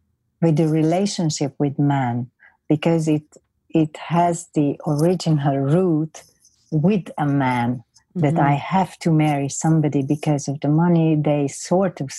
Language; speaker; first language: English; non-native, fluent; Hungarian